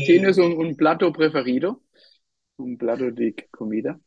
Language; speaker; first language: Spanish; non-native, fluent; German